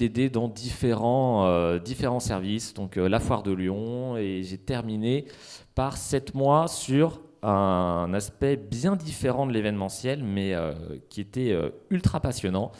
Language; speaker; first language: French; native; French